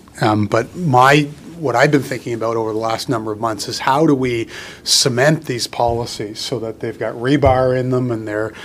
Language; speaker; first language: English; native; English